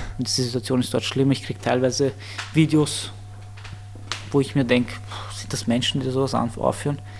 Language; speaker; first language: German; early bilingual, other home language; Armenian